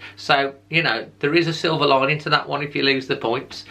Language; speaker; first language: English; native; English